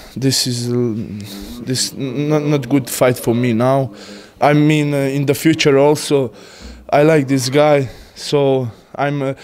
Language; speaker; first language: English; non-native, learner; Bosnian